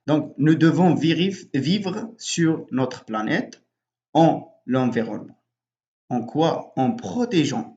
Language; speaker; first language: French; non-native, local second language; Arabic